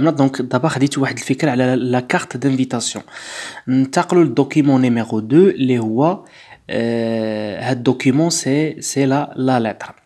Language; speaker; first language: French; non-native, local second language; Arabic